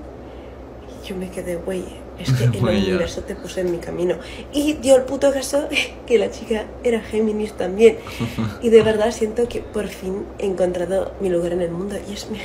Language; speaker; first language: Spanish; non-native, fluent; Italian